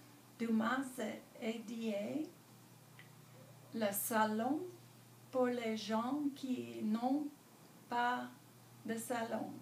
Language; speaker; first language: French; non-native, learner; English